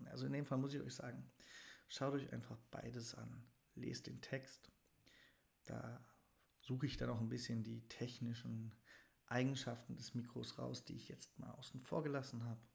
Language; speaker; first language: German; native; German